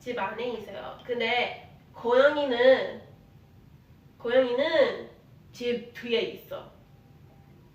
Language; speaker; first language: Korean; non-native, learner; English